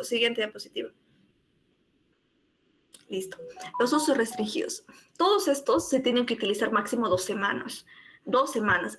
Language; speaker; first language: Spanish; native; Spanish